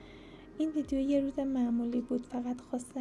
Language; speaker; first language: Persian; native; Persian